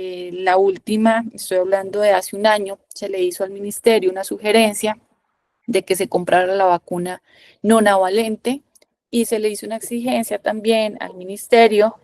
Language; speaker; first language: Spanish; native; Spanish